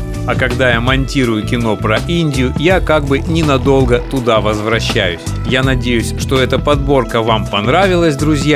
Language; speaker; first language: Russian; native; Russian